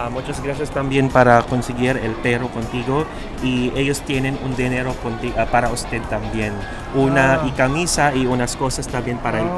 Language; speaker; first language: Spanish; non-native, learner; Filipino